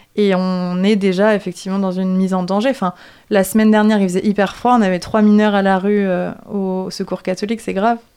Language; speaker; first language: French; native; French